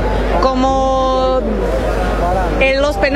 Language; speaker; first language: Spanish; non-native, learner; Portuguese